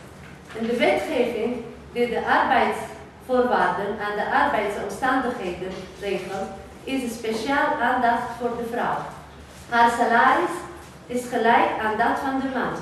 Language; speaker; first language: Dutch; non-native, fluent; Arabic